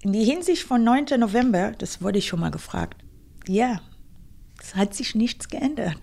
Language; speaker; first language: German; non-native, fluent; Hebrew